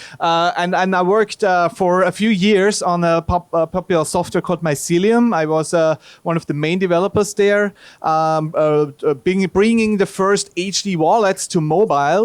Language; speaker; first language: English; non-native, fluent; German